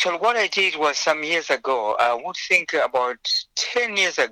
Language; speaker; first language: English; non-native, local second language; Shona